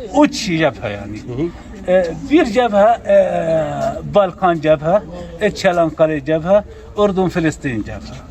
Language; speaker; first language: Turkish; non-native, learner; Arabic